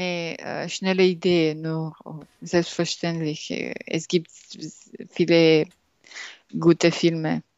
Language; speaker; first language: German; non-native, learner; French